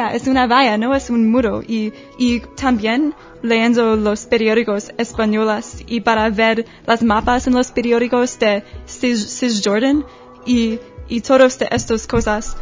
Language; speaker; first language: Spanish; non-native, learner; English